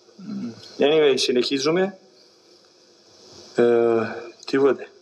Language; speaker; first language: Greek; non-native, fluent; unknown